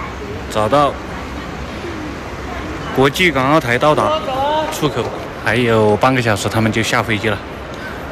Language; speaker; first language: Chinese; native; Chinese